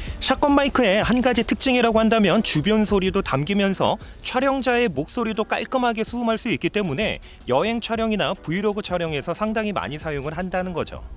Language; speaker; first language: Korean; native; Korean